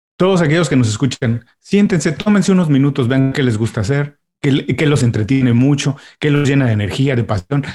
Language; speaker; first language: Spanish; native; Spanish